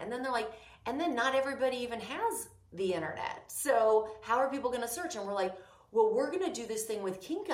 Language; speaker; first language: English; early bilingual, other home language; Greek